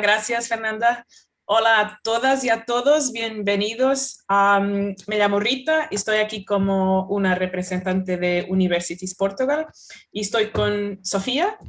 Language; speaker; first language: Spanish; non-native, fluent; Portuguese